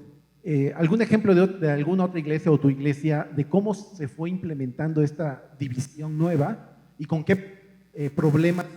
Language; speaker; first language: Spanish; native; Spanish